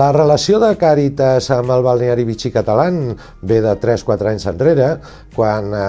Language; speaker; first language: Catalan; native; Catalan